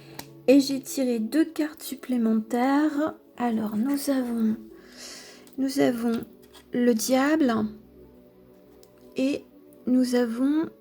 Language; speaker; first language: French; native; French